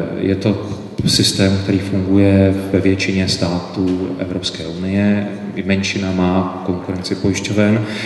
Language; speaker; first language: Czech; native; Czech